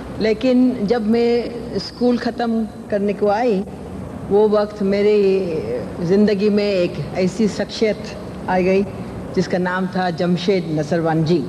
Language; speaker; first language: Urdu; non-native, local second language; Gujarati